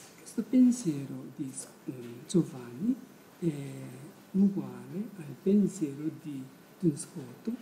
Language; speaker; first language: Italian; non-native, fluent; Korean